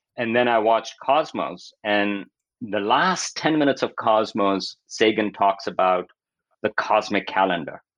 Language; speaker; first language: English; non-native, local second language; Urdu